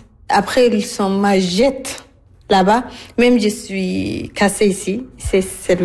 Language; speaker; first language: French; non-native, learner; Arabic